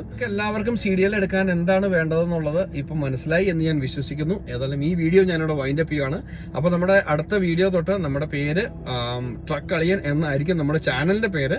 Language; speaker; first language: Malayalam; native; Malayalam